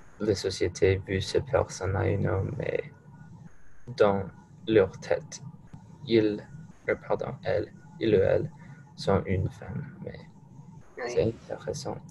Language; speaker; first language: French; non-native, learner; English